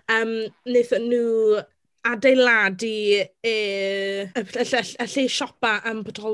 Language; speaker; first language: Welsh; non-native, local second language; English